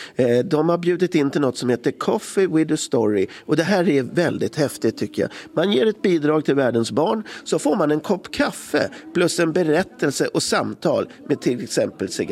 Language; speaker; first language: Swedish; native; Swedish